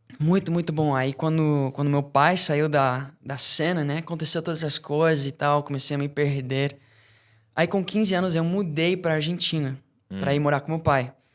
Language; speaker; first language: Portuguese; non-native, fluent; English